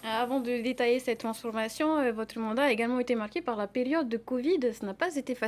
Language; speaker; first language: French; native; French